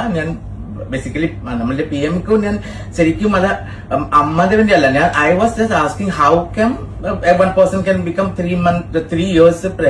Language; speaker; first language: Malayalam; non-native, local second language; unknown